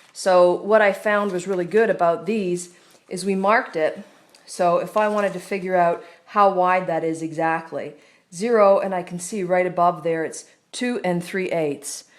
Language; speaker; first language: English; native; English